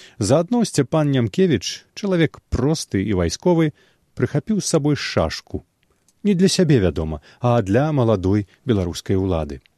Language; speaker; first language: Belarusian; native; Belarusian